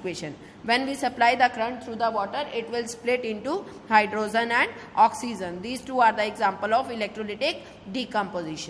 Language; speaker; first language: English; non-native, local second language; Hindi